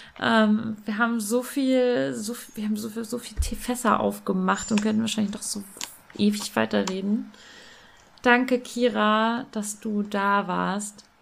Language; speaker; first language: German; native; German